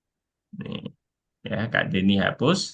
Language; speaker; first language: Indonesian; native; Indonesian